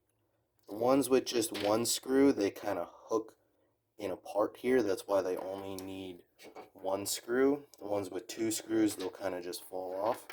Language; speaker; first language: English; native; English